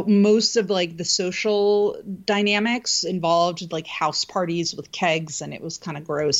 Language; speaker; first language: English; native; English